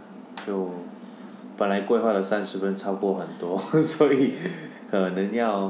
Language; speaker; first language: Chinese; non-native, fluent; Korean